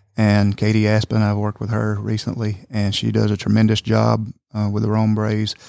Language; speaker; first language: English; native; English